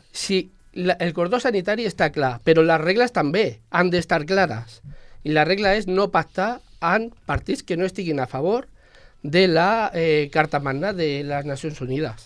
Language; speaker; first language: Catalan; non-native, local second language; Spanish